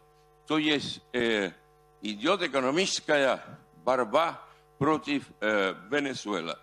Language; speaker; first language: Russian; non-native, fluent; Spanish